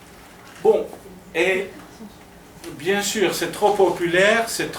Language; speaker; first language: French; non-native, fluent; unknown